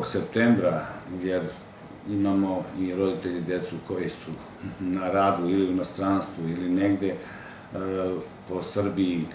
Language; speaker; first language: Serbian; native; Serbian